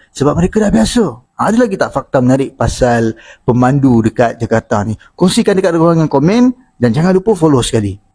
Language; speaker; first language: Malay; native; Malay